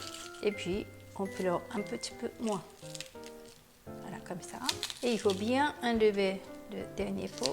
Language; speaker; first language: French; non-native, fluent; Japanese